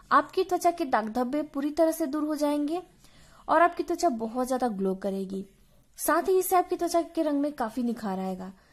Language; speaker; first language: Hindi; native; Hindi